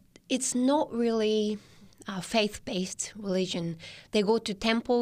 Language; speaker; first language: English; non-native, fluent; Japanese